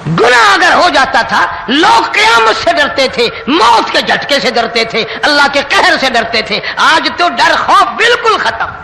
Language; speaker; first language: Urdu; non-native, local second language; Saraiki